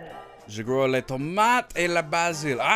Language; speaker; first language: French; non-native, learner; English